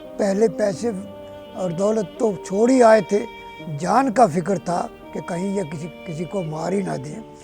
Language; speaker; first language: Urdu; non-native, local second language; Punjabi